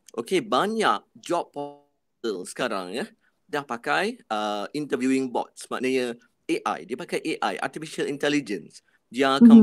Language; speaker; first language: Malay; native; Malay